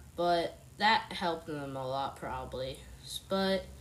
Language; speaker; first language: English; native; English